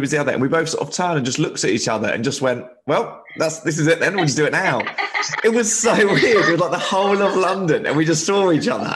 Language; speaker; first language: English; native; English